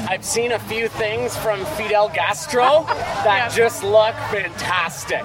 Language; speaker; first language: English; native; English